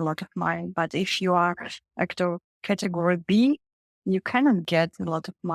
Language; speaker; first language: English; non-native, learner; Russian